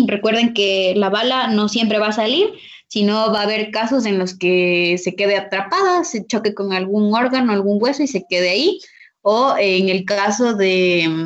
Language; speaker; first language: Spanish; native; Spanish